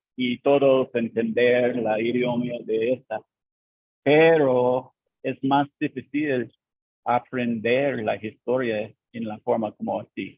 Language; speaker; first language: Spanish; non-native, learner; English